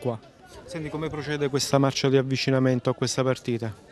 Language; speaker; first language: Italian; native; Italian